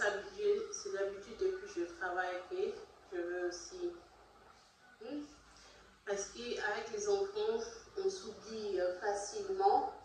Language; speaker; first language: French; non-native, local second language; Lingala